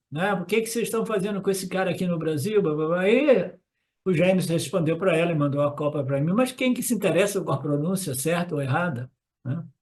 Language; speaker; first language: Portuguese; non-native, fluent; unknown